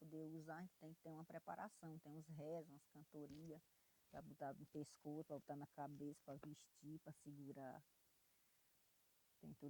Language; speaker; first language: Portuguese; non-native, local second language; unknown